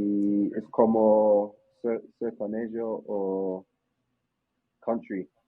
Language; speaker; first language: Spanish; non-native, learner; English